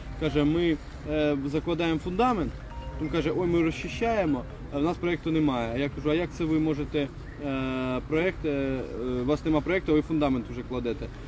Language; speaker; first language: Ukrainian; native; Ukrainian